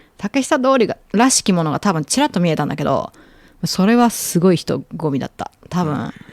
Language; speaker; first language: Japanese; native; Japanese